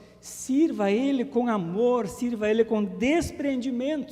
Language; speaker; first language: Portuguese; native; Portuguese